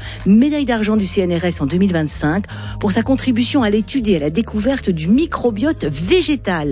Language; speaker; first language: French; native; French